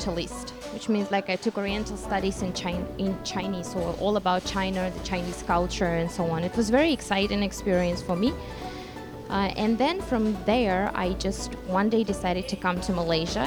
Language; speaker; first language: English; non-native, fluent; Russian